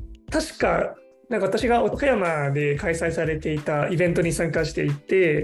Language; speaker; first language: Japanese; non-native, fluent; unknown